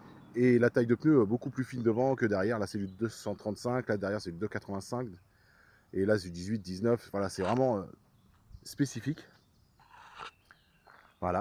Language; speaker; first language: French; native; French